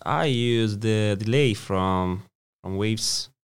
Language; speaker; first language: English; non-native, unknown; Italian